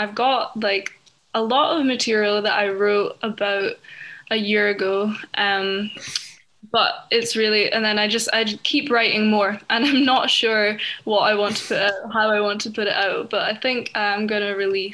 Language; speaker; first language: English; native; English